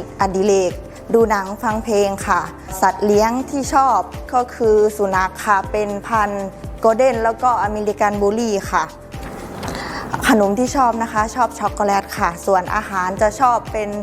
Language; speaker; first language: Thai; native; Thai